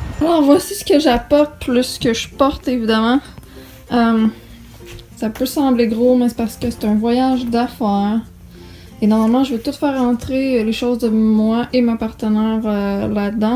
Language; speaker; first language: French; native; French